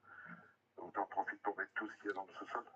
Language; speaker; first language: French; native; French